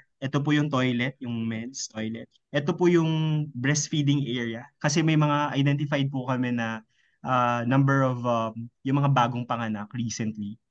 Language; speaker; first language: Filipino; native; Filipino